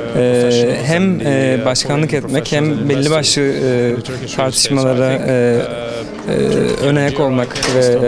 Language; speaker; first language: Turkish; non-native, fluent; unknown